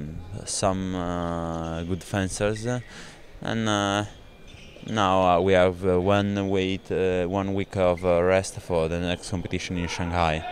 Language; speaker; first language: English; non-native, learner; Italian